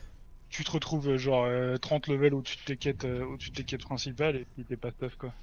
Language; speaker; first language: French; native; French